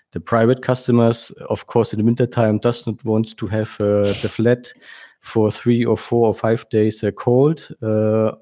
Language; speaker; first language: English; non-native, fluent; German